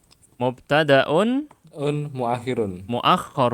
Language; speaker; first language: Arabic; non-native, fluent; Indonesian